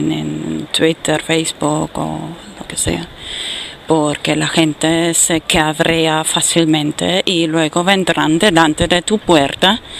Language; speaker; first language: Spanish; non-native, fluent; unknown